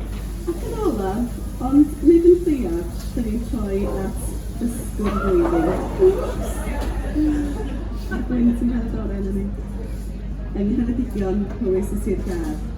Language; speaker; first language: Welsh; native; Welsh